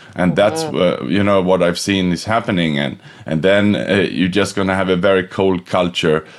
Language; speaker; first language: English; non-native, fluent; Swedish